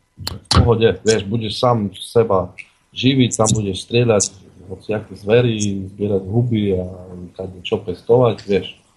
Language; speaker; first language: Slovak; native; Slovak